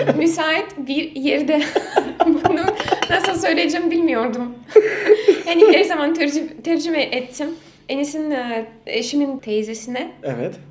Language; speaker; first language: Turkish; non-native, fluent; Russian